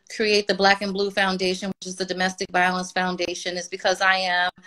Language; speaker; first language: English; native; English